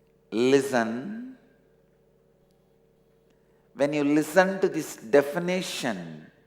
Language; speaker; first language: English; non-native, local second language; Tamil